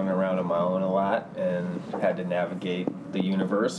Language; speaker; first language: English; native; English